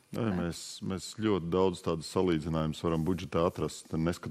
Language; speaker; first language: Latvian; native; Latvian